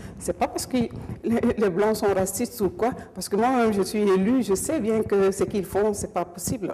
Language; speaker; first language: French; non-native, local second language; Mossi